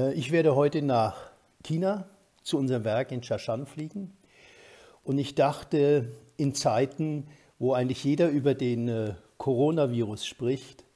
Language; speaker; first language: German; native; German